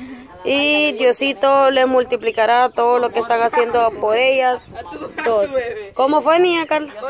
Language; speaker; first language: Spanish; native; Spanish